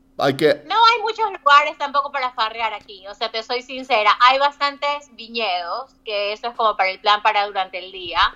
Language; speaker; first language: Spanish; native; Spanish